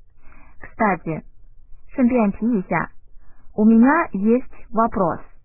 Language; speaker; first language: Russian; non-native, fluent; Chinese